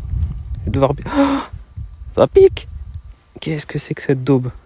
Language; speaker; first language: French; native; French